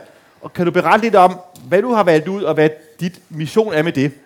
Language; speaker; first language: Danish; native; Danish